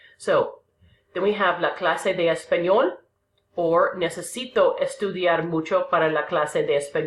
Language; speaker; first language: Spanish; non-native, fluent; English